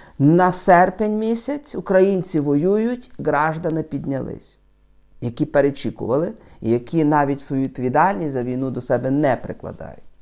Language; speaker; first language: Ukrainian; native; Ukrainian